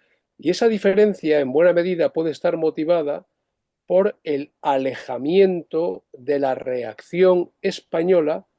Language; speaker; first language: Spanish; native; Spanish